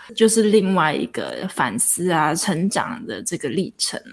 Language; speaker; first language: Chinese; native; Chinese